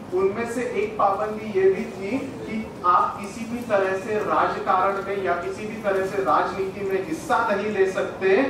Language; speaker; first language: Hindi; non-native, local second language; Marathi